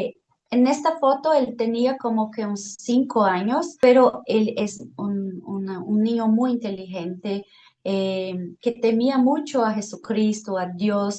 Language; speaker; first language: Spanish; non-native, fluent; Portuguese